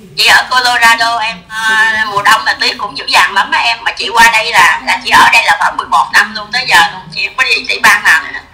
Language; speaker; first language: Vietnamese; native; Vietnamese